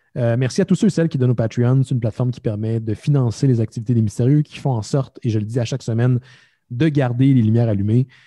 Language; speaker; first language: French; native; French